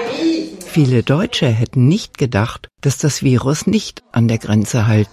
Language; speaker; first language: German; native; German